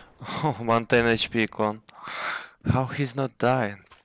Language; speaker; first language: English; non-native, fluent; Russian